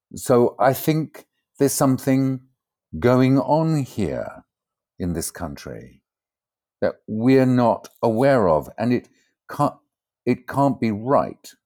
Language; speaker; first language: English; native; English